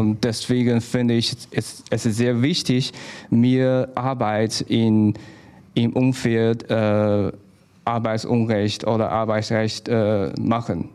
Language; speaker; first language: German; non-native, fluent; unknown